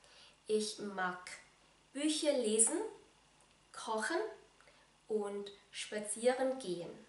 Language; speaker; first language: German; non-native, fluent; Vietnamese